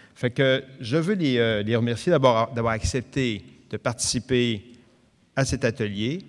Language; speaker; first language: French; native; French